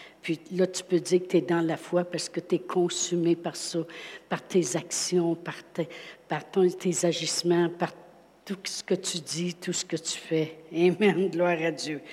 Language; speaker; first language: French; native; French